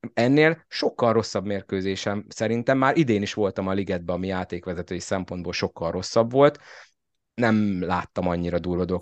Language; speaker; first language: Hungarian; native; Hungarian